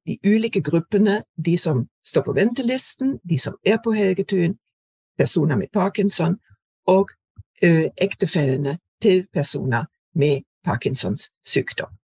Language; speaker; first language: Norwegian; non-native, fluent; German